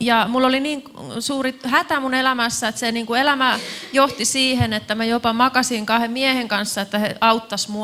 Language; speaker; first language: Finnish; native; Finnish